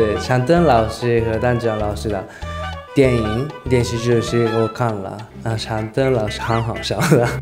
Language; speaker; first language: Chinese; non-native, learner; Japanese